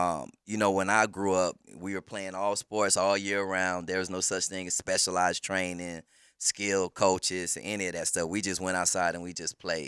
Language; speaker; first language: English; native; English